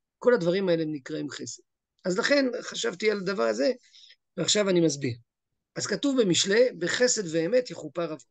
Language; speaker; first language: Hebrew; native; Hebrew